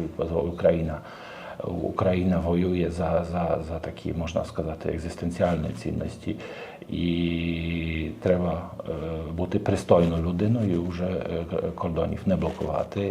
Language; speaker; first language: Ukrainian; non-native, learner; Polish